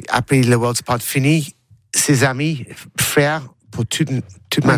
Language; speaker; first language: French; non-native, learner; English